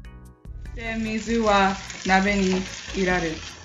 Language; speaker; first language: Japanese; non-native, learner; English